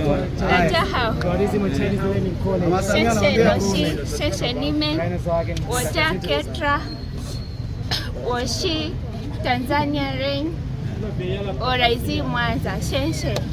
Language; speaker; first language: Chinese; non-native, learner; Swahili